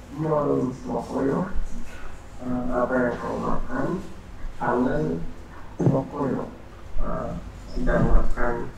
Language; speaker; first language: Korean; non-native, learner; Indonesian